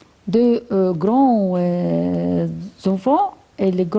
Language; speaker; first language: French; non-native, fluent; Arabic